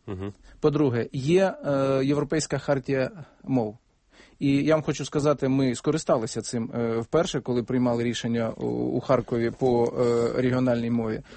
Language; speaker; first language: Ukrainian; non-native, fluent; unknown